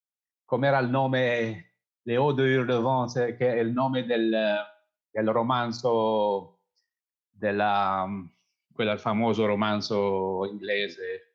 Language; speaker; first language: Italian; non-native, fluent; Kabyle